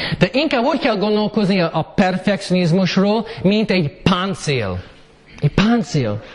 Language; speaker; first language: Hungarian; early bilingual, heritage; Hungarian